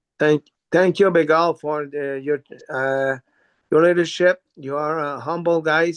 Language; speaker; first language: English; non-native, learner; French